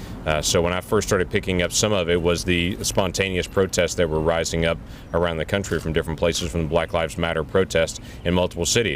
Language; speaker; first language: English; native; English